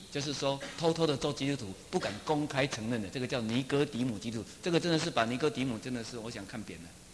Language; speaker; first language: Chinese; native; Chinese